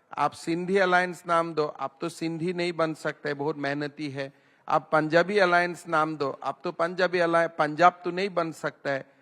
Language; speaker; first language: Hindi; non-native, local second language; Assamese